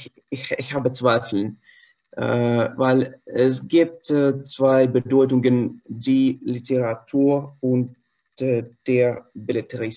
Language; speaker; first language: German; non-native, learner; Russian